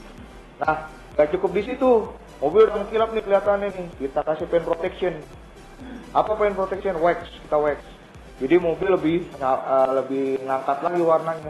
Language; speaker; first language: Malay; native; Malay